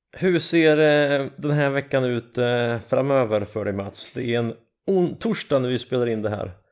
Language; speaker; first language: Swedish; native; Swedish